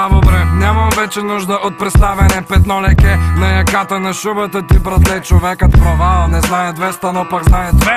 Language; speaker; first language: Bulgarian; native; Bulgarian